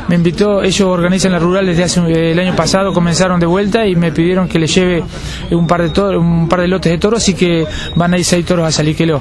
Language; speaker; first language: Spanish; native; Spanish